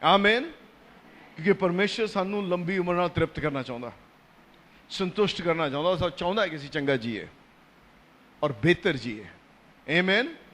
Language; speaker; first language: Hindi; non-native, local second language; Punjabi